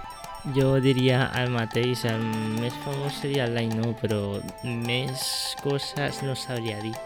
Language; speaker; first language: Catalan; non-native, local second language; Spanish